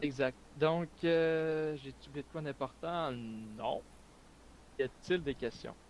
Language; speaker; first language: French; native; French